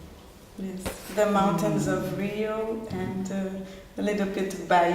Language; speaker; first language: English; non-native, fluent; Portuguese